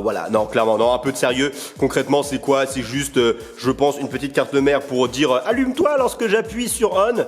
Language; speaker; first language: French; native; French